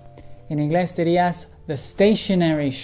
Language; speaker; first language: Spanish; non-native, fluent; English